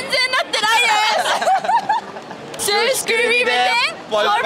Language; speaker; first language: Japanese; native; Japanese